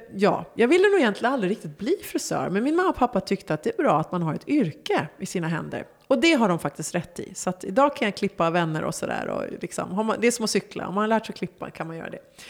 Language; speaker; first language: Swedish; early bilingual, other home language; Persian